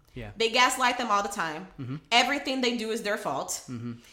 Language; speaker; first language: English; early bilingual, other home language; Portuguese